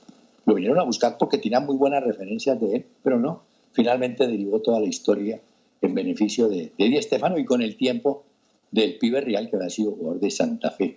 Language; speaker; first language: Spanish; native; Spanish